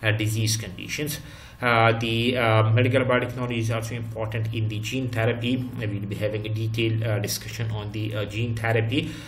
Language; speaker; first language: English; non-native, local second language; Urdu